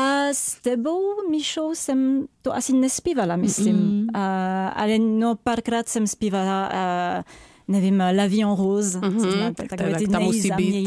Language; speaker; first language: Czech; non-native, fluent; French